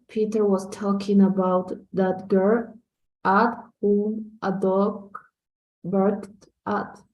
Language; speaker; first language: English; non-native, learner; Spanish